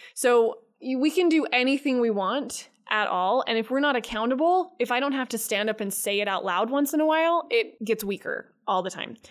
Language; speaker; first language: English; native; English